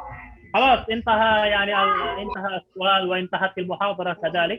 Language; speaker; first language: Arabic; non-native, fluent; Indonesian